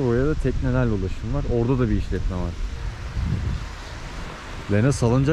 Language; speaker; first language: Turkish; native; Turkish